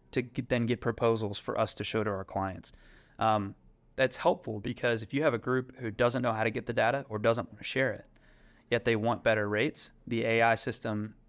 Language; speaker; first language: English; native; English